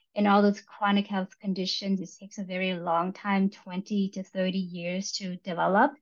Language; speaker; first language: English; early bilingual, other home language; Vietnamese